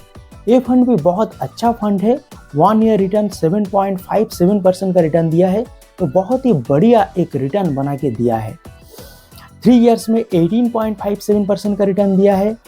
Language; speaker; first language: Hindi; non-native, local second language; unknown